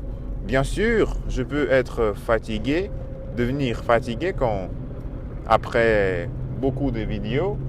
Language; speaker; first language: French; non-native, learner; Russian